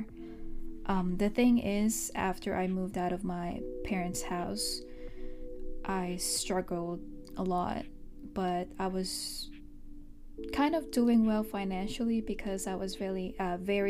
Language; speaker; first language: English; non-native, local second language; Filipino